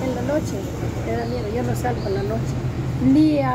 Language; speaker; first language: Spanish; native; Spanish